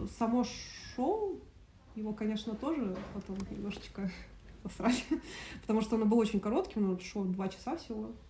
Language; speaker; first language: Russian; native; Russian